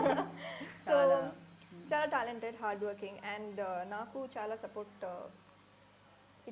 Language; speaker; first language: Telugu; non-native, learner; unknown